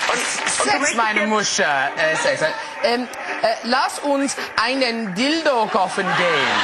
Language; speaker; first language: German; non-native, learner; English